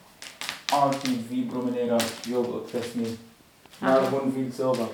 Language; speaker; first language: Swedish; non-native, learner; Arabic